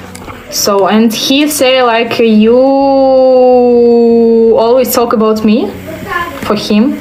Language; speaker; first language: English; non-native, learner; Russian